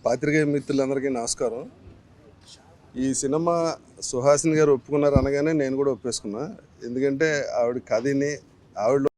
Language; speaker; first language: Telugu; native; Telugu